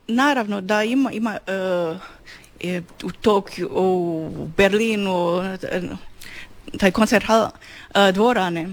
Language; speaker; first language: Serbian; non-native, learner; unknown